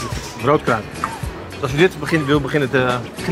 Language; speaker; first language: Dutch; native; Dutch